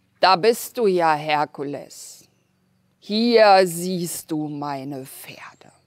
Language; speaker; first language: German; native; German